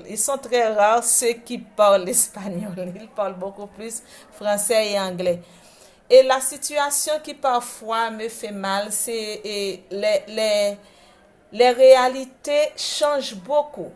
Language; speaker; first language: French; non-native, local second language; Haitian Creole